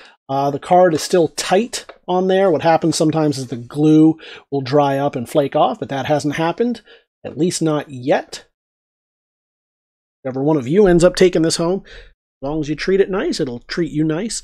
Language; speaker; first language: English; native; English